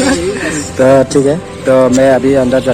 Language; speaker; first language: Hindi; non-native, local second language; Bodo